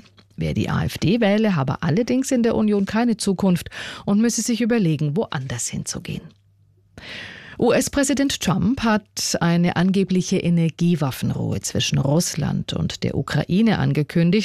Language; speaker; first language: German; native; German